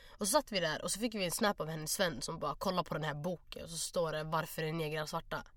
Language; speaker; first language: Swedish; early bilingual, other home language; Somali